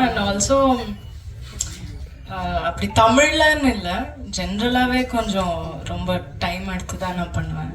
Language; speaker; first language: Tamil; non-native, local second language; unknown